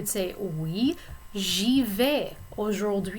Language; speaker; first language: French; non-native, fluent; English